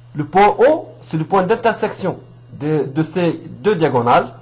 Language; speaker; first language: French; non-native, local second language; Arabic